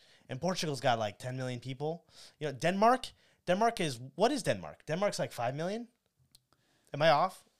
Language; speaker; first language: English; native; English